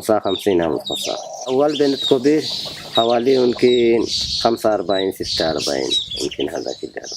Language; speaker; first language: Arabic; non-native, learner; Bangla